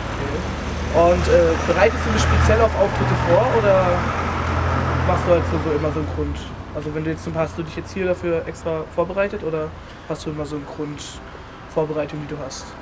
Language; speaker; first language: German; native; German